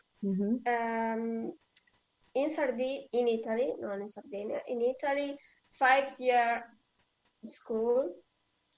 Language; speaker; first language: English; non-native, learner; Italian